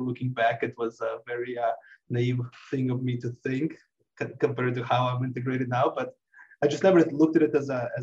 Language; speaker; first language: English; non-native, fluent; Russian